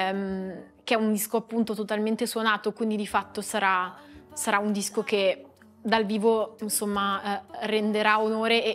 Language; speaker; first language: Italian; native; Italian